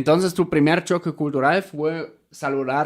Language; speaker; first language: Spanish; non-native, fluent; German